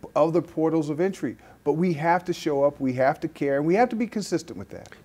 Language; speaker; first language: English; native; English